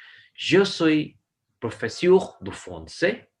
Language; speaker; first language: French; non-native, fluent; Urdu